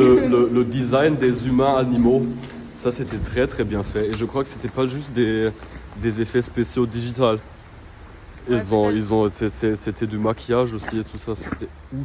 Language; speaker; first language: French; non-native, fluent; German